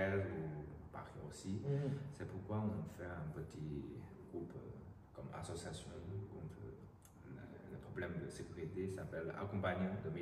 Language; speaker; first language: French; non-native, learner; Chinese